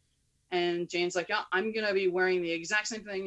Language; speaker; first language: English; native; English